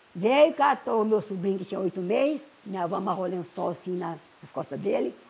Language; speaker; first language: Portuguese; native; Portuguese